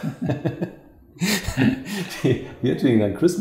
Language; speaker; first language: German; native; German